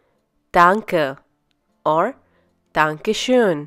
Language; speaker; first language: German; non-native, fluent; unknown